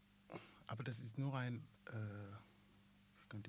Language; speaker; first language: German; non-native, learner; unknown